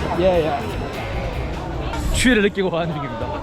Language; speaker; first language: Korean; native; Korean